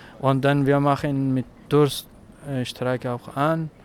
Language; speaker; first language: German; non-native, learner; Persian